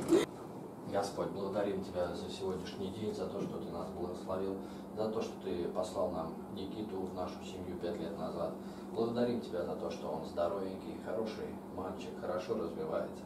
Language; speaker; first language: Russian; native; Russian